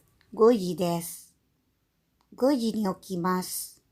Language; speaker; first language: Japanese; non-native, fluent; Indonesian